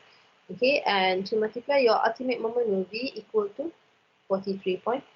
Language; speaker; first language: English; non-native, local second language; Malay